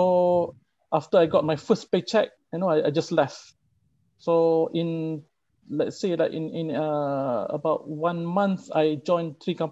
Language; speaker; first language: English; non-native, local second language; Malay